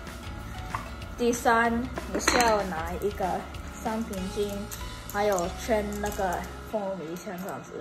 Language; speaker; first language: Chinese; early bilingual, heritage; Chinese